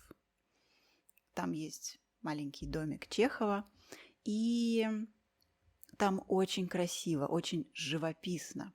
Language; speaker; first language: Russian; native; Russian